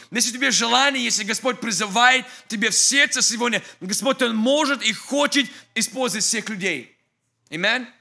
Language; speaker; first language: Russian; early bilingual, heritage; English